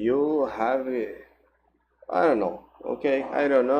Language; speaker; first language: English; non-native, learner; Portuguese